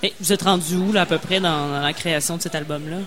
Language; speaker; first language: French; native; French